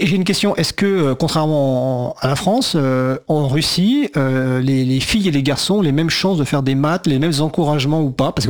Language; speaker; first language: French; native; French